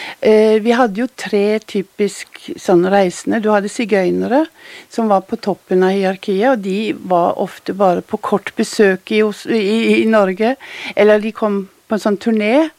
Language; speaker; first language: Norwegian; native; Norwegian